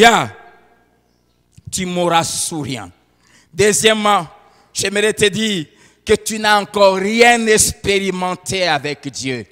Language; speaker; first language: French; non-native, local second language; Lingala